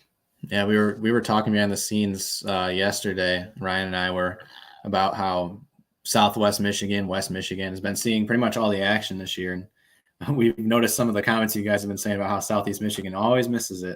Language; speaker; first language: English; native; English